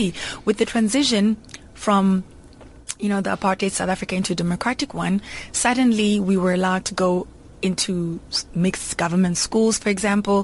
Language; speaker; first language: English; non-native, local second language; Zulu